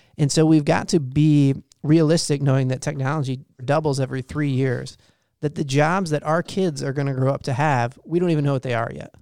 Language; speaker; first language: English; native; English